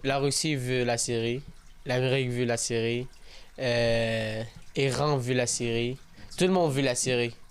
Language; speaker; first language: French; early bilingual, other home language; Arabic